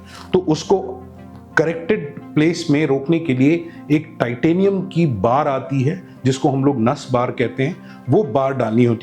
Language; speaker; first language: Hindi; native; Hindi